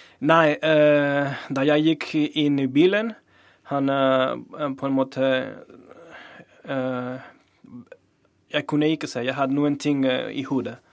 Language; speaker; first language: Norwegian; non-native, learner; Spanish